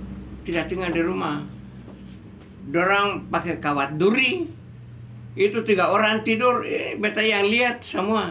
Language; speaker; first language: Indonesian; non-native, local second language; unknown